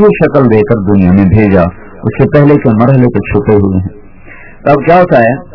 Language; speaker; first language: Urdu; non-native, local second language; Punjabi